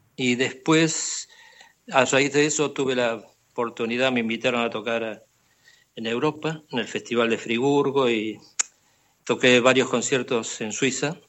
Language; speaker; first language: Spanish; native; Spanish